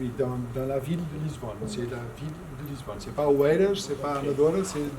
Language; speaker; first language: French; non-native, fluent; Portuguese